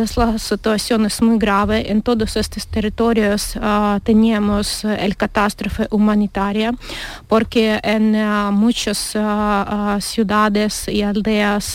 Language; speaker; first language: Spanish; non-native, learner; Ukrainian